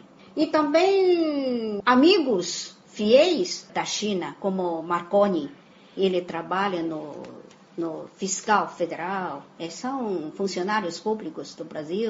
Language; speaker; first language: Portuguese; non-native, fluent; Chinese